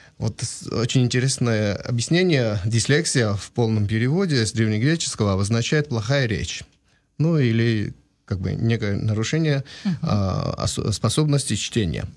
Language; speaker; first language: Russian; non-native, local second language; Georgian